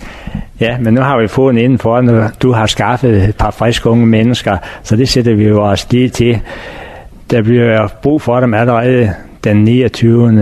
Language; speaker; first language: Danish; native; Danish